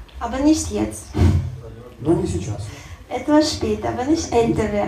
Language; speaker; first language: German; non-native, learner; Russian